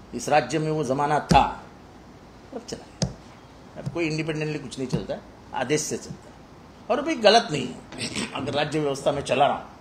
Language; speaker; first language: Hindi; non-native, local second language; Marathi